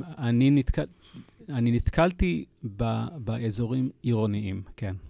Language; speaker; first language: Hebrew; non-native, fluent; English